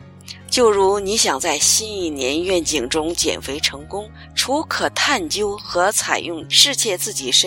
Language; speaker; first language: Chinese; native; Chinese